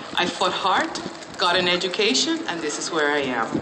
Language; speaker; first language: English; non-native, fluent; Spanish